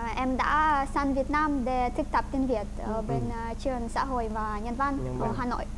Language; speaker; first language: Vietnamese; non-native, fluent; Ukrainian